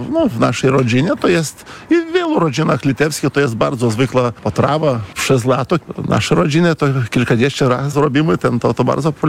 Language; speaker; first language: Polish; non-native, fluent; Lithuanian